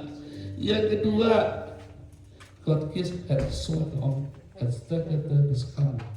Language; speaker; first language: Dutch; non-native, learner; Indonesian